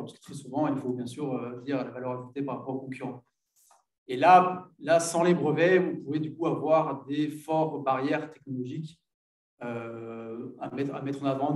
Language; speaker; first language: French; native; French